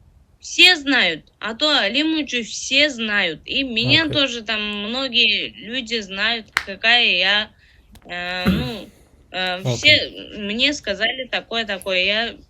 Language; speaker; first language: Russian; non-native, learner; Tajik